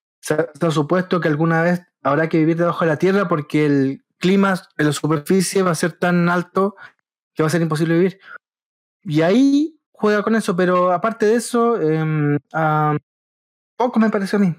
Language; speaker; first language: Spanish; native; Spanish